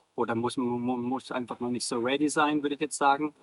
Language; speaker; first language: German; native; German